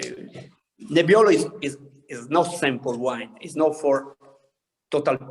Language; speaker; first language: English; non-native, learner; Italian